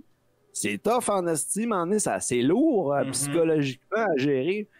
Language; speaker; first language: French; native; French